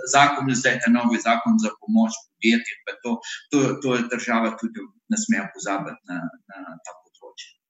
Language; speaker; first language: Slovenian; non-native, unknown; Arabic